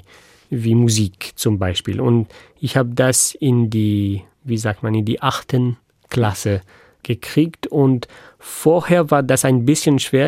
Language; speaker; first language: German; non-native, fluent; French